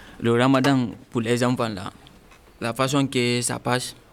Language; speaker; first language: French; non-native, learner; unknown